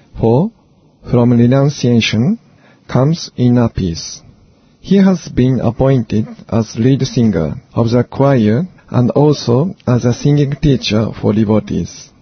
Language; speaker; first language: English; non-native, fluent; Japanese